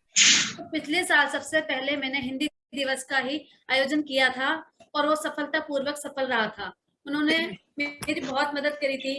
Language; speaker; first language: Hindi; native; Hindi